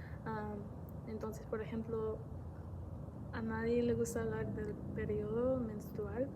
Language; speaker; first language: Spanish; non-native, fluent; English